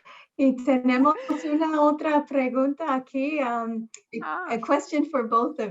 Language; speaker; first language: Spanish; early bilingual, heritage; Spanish